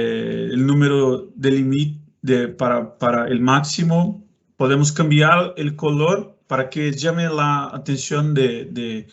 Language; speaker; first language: Spanish; non-native, fluent; Portuguese